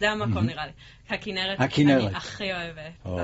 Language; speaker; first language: Hebrew; early bilingual, heritage; English